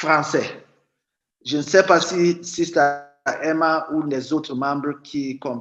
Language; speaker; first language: French; non-native, fluent; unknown